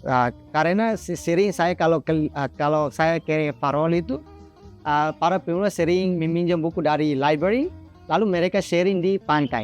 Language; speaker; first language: Indonesian; non-native, fluent; Tetum